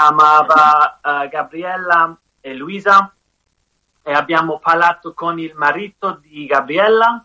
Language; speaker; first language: Italian; non-native, learner; English